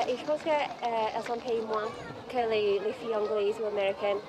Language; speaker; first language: French; non-native, fluent; English